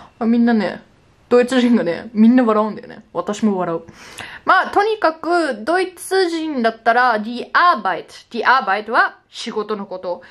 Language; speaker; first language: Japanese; non-native, fluent; German